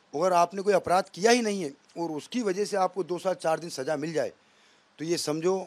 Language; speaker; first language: Hindi; native; Hindi